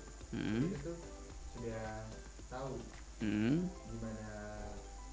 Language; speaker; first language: Indonesian; native; Indonesian